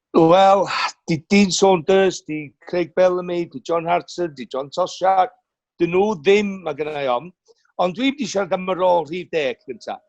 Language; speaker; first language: Welsh; native; Welsh